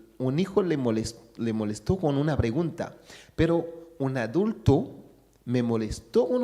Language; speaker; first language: Spanish; non-native, fluent; Haitian Creole